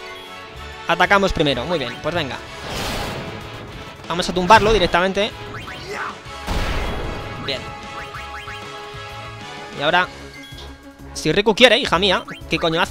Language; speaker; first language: Spanish; native; Spanish